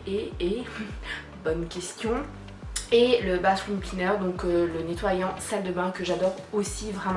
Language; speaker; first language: French; native; French